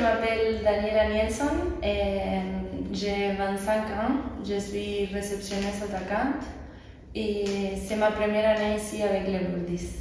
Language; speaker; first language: French; non-native, fluent; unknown